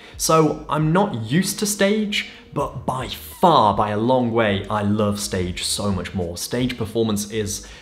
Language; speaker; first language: English; native; English